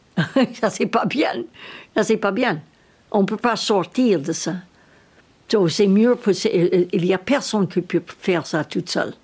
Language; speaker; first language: French; non-native, learner; English